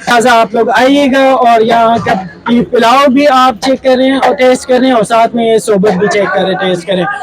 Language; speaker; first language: Urdu; non-native, local second language; Pashto